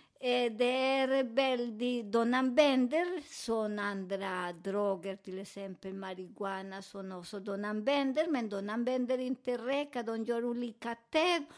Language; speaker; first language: Swedish; non-native, fluent; Spanish